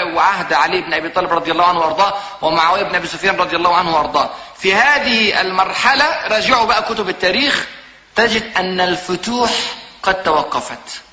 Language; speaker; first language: Arabic; native; Arabic